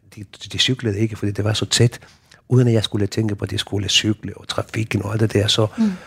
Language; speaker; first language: Danish; non-native, fluent; Spanish